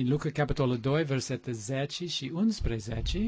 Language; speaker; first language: Romanian; non-native, learner; English